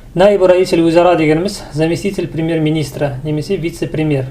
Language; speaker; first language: Russian; non-native, local second language; Kazakh